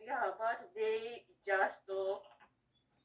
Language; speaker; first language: English; non-native, learner; Japanese